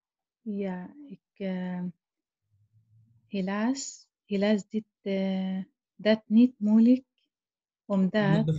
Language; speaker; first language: Dutch; non-native, learner; Arabic